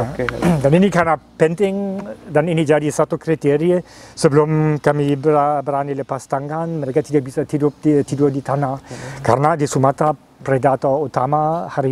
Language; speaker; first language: Indonesian; non-native, fluent; German